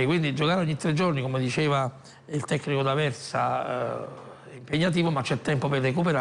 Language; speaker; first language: Italian; native; Italian